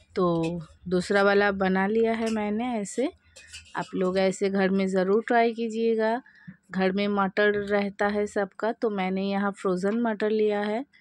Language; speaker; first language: Hindi; non-native, local second language; Bangla